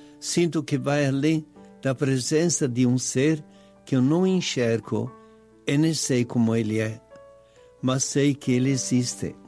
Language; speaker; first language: Portuguese; non-native, fluent; Italian